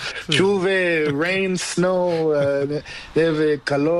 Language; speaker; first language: Spanish; non-native, learner; Portuguese